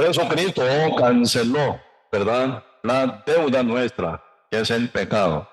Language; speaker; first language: Spanish; non-native, learner; Korean